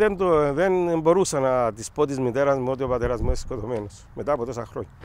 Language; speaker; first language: Greek; native; Greek